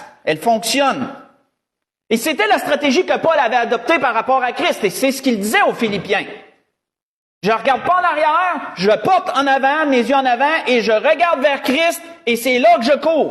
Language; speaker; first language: French; native; French